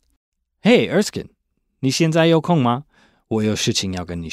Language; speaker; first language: Chinese; non-native, fluent; English